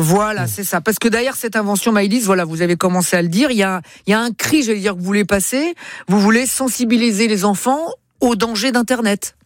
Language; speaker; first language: French; native; French